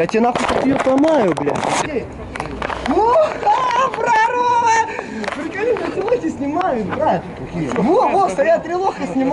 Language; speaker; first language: Russian; native; Russian